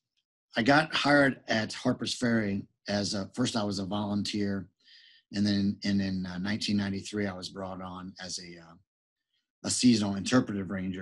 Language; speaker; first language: English; native; English